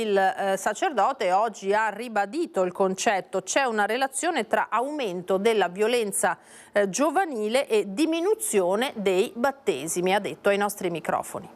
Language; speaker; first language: Italian; native; Italian